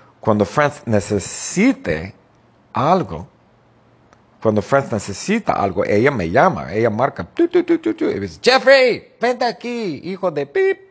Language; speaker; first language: Spanish; non-native, fluent; English